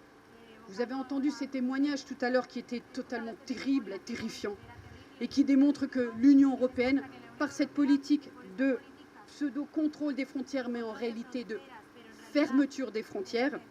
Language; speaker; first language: French; native; French